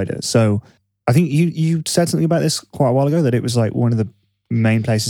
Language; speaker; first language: English; native; English